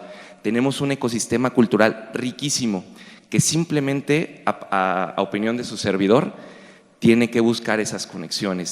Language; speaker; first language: Spanish; native; Spanish